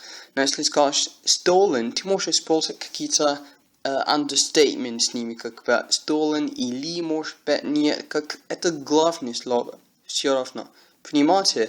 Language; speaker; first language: Russian; non-native, learner; English